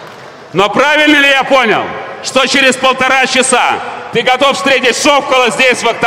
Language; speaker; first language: Russian; native; Russian